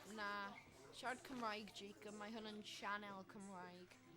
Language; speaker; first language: Welsh; non-native, local second language; English